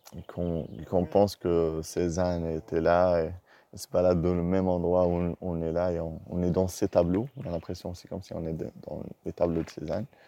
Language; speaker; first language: French; non-native, local second language; Arabic